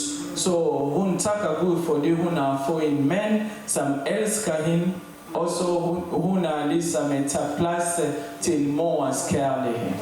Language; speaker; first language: Danish; non-native, learner; French